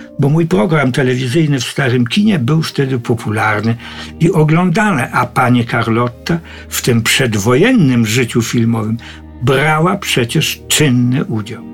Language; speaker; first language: Polish; native; Polish